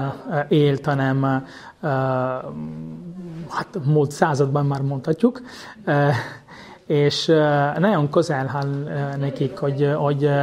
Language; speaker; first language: Hungarian; non-native, fluent; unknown